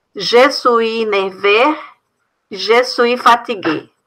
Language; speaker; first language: French; non-native, learner; Portuguese